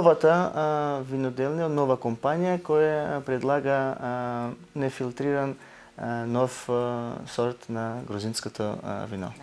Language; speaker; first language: Bulgarian; non-native, learner; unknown